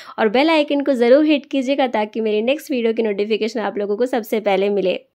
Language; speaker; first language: Hindi; native; Hindi